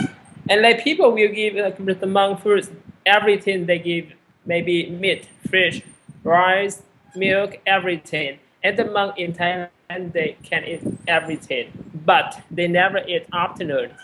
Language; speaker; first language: English; non-native, learner; Vietnamese